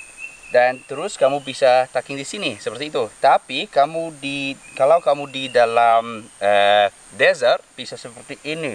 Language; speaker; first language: Indonesian; non-native, learner; English